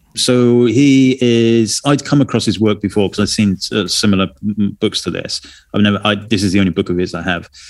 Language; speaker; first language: English; native; English